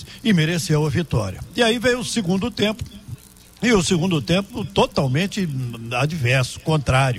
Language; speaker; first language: Portuguese; native; Portuguese